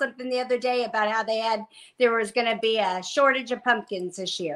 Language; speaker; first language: English; native; English